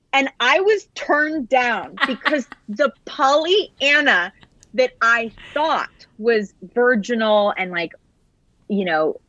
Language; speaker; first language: English; native; English